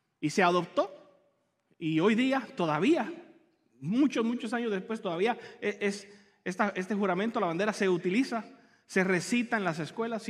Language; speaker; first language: Spanish; native; Spanish